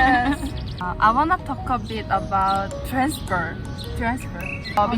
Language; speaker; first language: English; non-native, learner; Korean